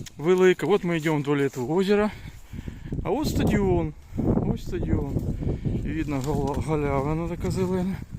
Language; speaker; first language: Ukrainian; non-native, local second language; Russian